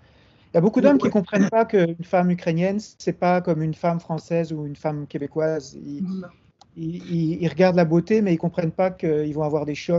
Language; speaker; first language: French; native; French